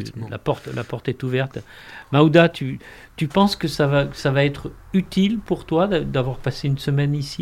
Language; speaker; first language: French; native; French